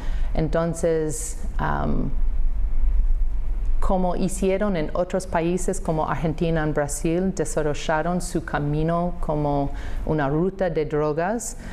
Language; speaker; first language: Spanish; non-native, fluent; English